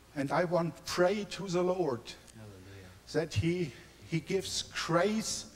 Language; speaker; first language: English; non-native, learner; German